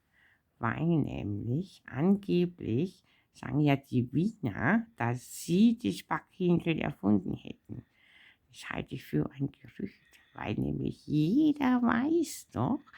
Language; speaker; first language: German; native; German